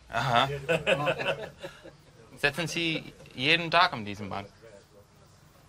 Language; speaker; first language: German; non-native, learner; Dutch